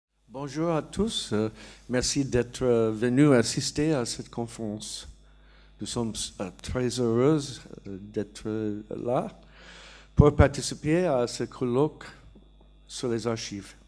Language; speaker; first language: French; non-native, learner; English